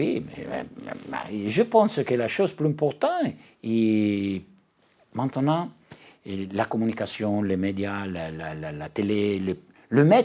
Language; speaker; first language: French; non-native, learner; Italian